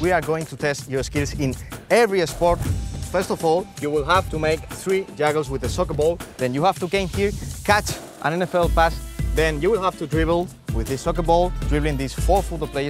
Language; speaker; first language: English; non-native, fluent; Spanish